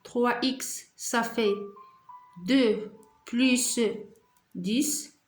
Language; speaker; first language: French; non-native, local second language; Arabic